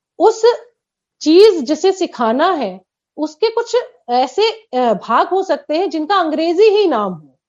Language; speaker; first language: Hindi; native; Hindi